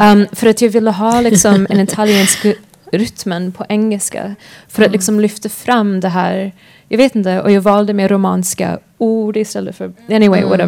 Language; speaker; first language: Swedish; non-native, fluent; English